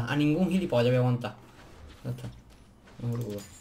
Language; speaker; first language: Spanish; native; Spanish